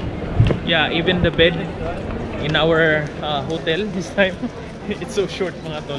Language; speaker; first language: English; non-native, local second language; Filipino